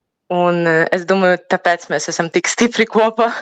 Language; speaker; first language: Latvian; non-native, learner; Ukrainian